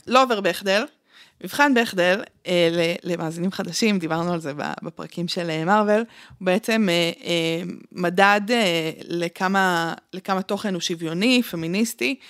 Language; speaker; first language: Hebrew; early bilingual, other home language; Russian